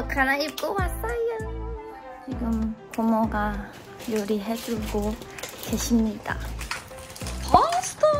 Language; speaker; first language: Korean; non-native, fluent; Thai